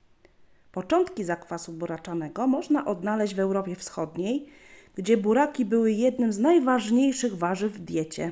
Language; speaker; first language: Polish; native; Polish